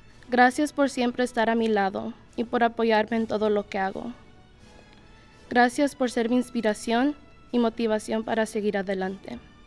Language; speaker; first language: Spanish; early bilingual, heritage; Spanish